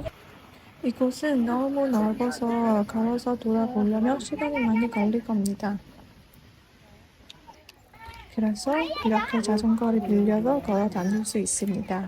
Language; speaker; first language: Korean; non-native, fluent; Burmese